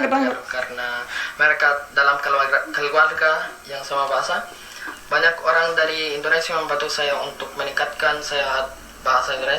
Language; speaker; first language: Indonesian; non-native, learner; Filipino